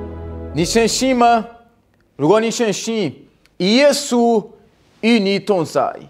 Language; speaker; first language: Chinese; non-native, learner; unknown